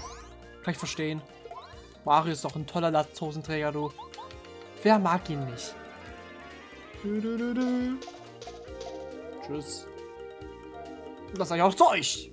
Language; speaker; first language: German; native; German